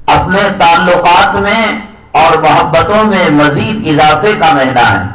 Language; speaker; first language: Urdu; native; Urdu